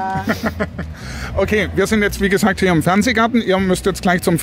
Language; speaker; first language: German; native; German